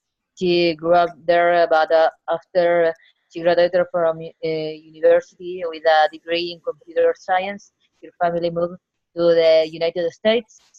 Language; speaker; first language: English; non-native, learner; Spanish